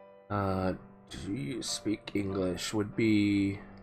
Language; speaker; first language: English; native; English